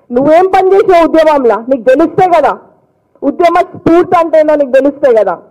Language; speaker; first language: Telugu; native; Telugu